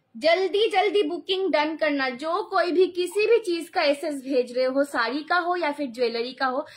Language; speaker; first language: Hindi; non-native, local second language; Bangla